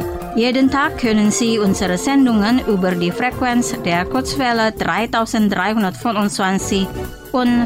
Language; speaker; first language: German; non-native, fluent; Indonesian